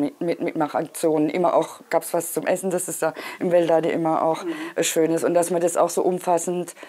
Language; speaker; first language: German; native; German